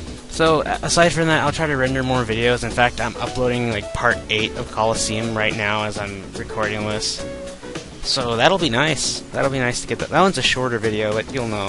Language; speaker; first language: English; native; English